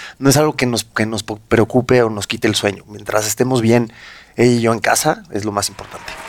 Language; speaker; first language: Spanish; native; Spanish